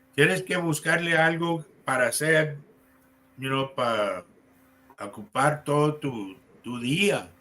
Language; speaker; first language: Spanish; early bilingual, other home language; English